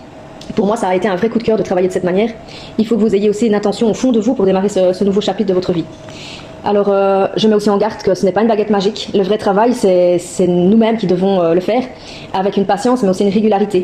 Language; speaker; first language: French; native; French